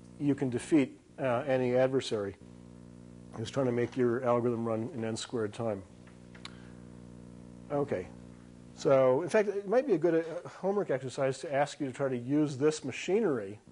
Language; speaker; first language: English; native; English